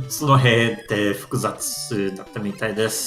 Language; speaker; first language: Japanese; non-native, learner; English